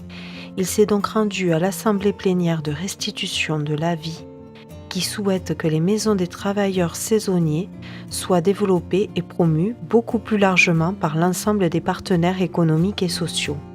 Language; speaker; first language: French; native; French